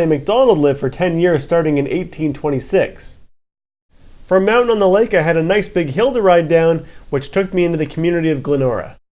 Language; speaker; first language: English; native; English